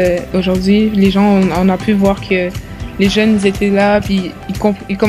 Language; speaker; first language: French; native; French